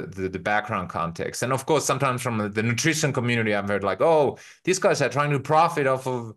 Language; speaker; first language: English; non-native, fluent; Finnish